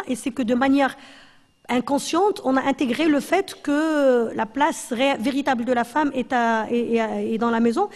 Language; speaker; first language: French; non-native, local second language; Arabic